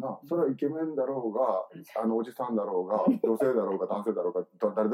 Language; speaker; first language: Japanese; native; Japanese